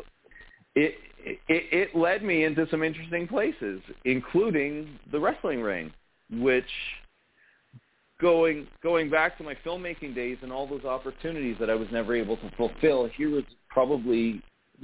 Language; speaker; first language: English; native; English